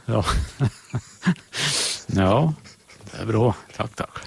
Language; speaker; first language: Swedish; native; Swedish